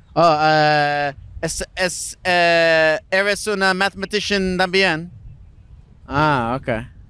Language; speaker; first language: Spanish; non-native, learner; English